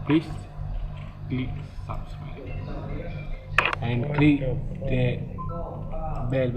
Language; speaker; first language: English; non-native, local second language; Malay